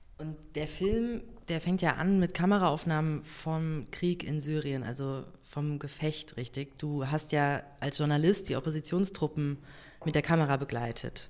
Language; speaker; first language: German; native; German